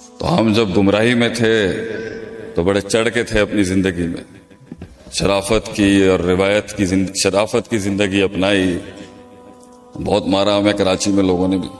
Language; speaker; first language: Urdu; native; Urdu